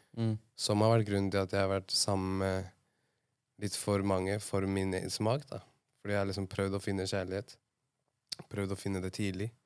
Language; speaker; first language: Norwegian; native; Norwegian